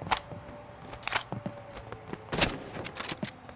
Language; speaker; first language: French; native; French